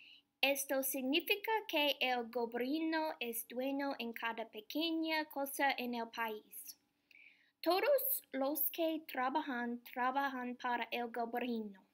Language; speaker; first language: Spanish; non-native, learner; English